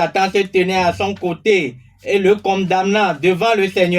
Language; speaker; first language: French; non-native, local second language; Ewe